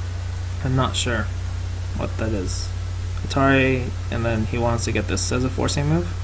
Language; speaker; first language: English; native; English